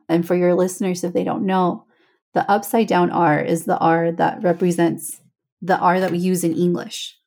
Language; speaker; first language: English; non-native, fluent; Spanish